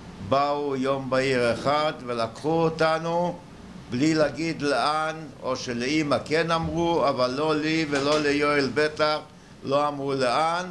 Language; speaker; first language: Hebrew; early bilingual, other home language; Yiddish